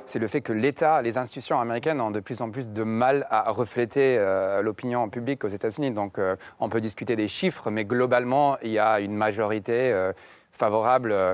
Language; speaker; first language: French; non-native, fluent; English